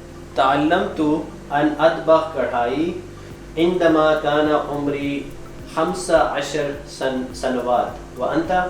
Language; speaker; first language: Arabic; non-native, learner; Urdu